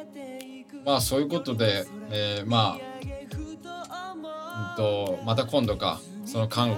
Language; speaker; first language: Japanese; native; Japanese